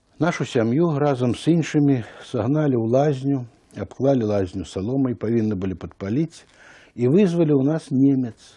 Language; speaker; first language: Belarusian; native; Belarusian